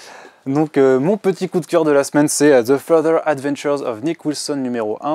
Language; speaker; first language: French; native; French